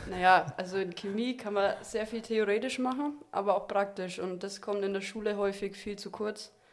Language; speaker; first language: German; native; German